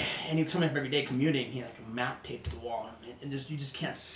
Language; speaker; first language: English; non-native, fluent; Swedish